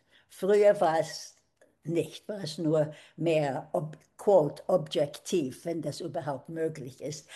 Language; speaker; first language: German; early bilingual, heritage; German